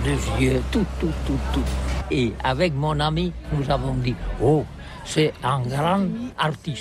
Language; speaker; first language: French; non-native, learner; Catalan